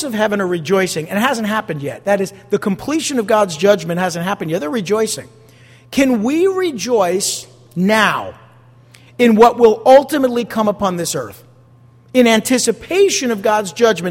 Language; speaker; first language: English; native; English